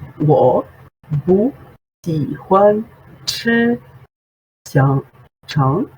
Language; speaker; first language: Chinese; non-native, fluent; Portuguese